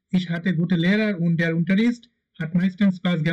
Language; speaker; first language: German; non-native, fluent; Bangla